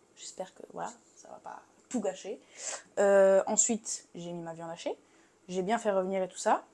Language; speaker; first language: French; native; French